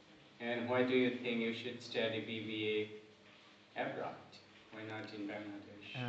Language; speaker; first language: English; non-native, local second language; Bangla